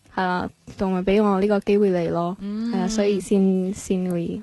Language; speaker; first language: Cantonese; non-native, learner; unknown